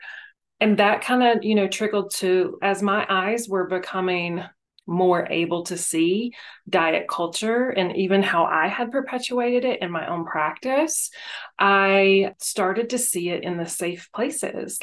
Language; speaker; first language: English; native; English